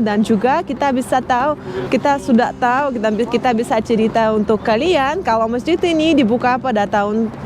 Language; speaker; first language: Indonesian; non-native, fluent; Russian